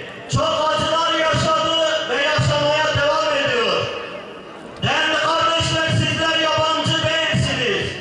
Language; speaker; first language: Turkish; non-native, local second language; Zaza